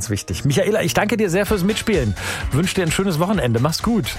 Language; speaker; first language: German; native; German